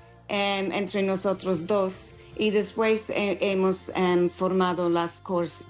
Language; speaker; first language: Spanish; non-native, fluent; English